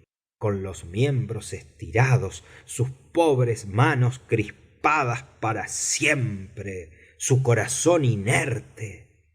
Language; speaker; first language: Spanish; native; Spanish